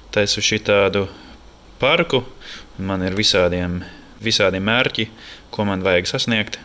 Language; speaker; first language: Latvian; non-native, fluent; English